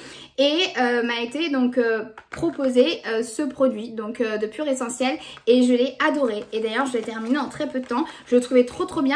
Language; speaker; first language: French; native; French